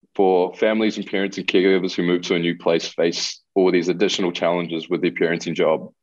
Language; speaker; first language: English; non-native, local second language; Spanish